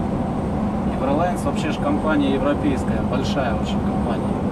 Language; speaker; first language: Russian; native; Russian